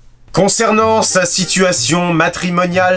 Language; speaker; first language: French; native; French